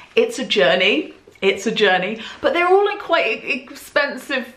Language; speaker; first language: English; native; English